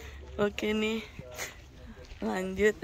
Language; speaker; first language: Indonesian; native; Indonesian